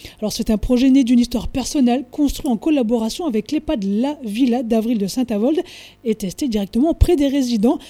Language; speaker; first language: French; native; French